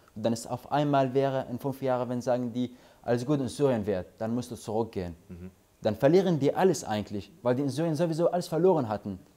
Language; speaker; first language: German; non-native, learner; Arabic